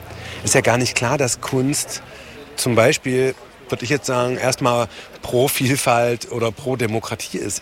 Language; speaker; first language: German; native; German